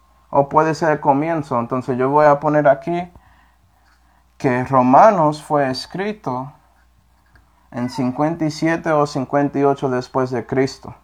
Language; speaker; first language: Spanish; non-native, fluent; English